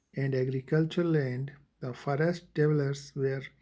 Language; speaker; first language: English; non-native, local second language; Urdu